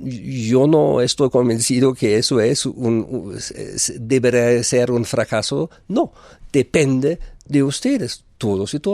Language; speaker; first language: Spanish; non-native, fluent; German